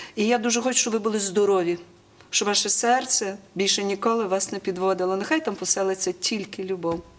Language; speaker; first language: Ukrainian; native; Ukrainian